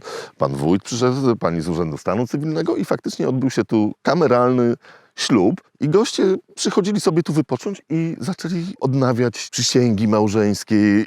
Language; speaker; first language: Polish; native; Polish